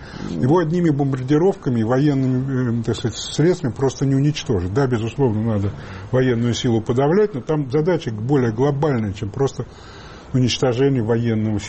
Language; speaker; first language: Russian; native; Russian